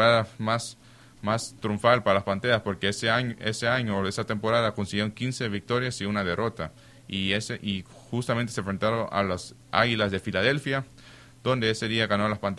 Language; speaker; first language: Spanish; early bilingual, heritage; Spanish